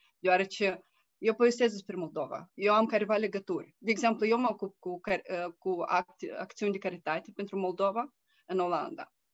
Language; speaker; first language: Romanian; native; Romanian